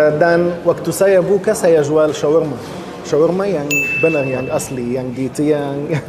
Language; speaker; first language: Indonesian; non-native, fluent; Arabic